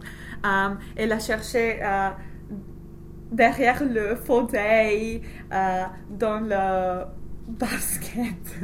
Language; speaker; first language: French; non-native, learner; English